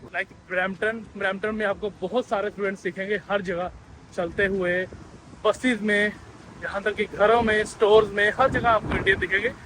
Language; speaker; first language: Hindi; native; Hindi